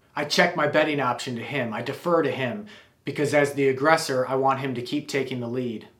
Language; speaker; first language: English; native; English